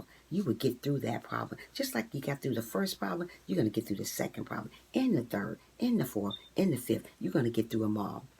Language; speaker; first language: English; native; English